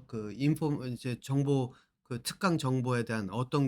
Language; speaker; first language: Korean; native; Korean